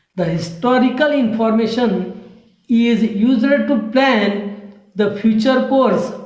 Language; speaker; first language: English; non-native, local second language; Marathi